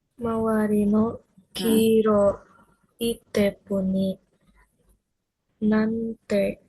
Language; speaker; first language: Japanese; non-native, learner; Indonesian